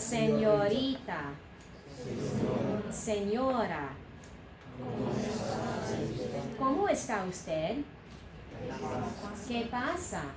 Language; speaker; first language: Spanish; non-native, fluent; English